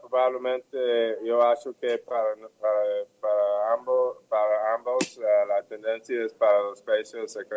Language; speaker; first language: Portuguese; non-native, fluent; English